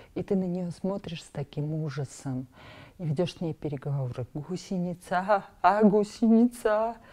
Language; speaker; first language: Russian; non-native, local second language; Armenian